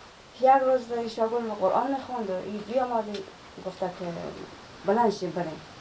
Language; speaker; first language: Persian; native; Persian